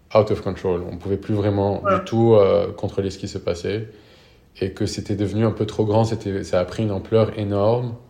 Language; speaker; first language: French; non-native, local second language; Arabic